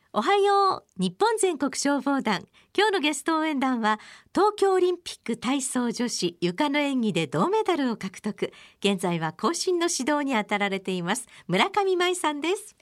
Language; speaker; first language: Japanese; native; Japanese